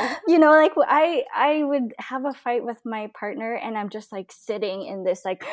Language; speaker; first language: English; non-native, local second language; Filipino